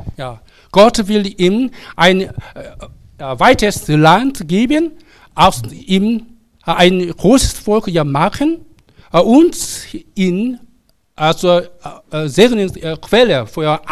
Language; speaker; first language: German; non-native, learner; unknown